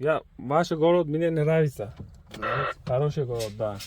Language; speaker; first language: Russian; non-native, learner; Uzbek